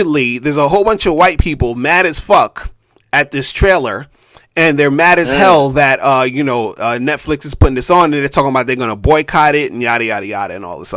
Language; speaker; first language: English; native; English